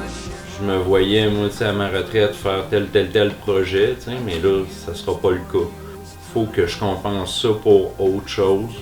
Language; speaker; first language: French; native; French